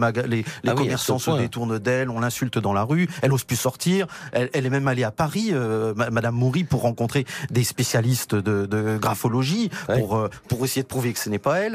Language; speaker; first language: French; native; French